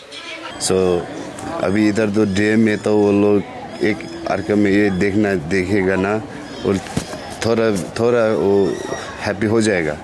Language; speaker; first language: Hindi; non-native, local second language; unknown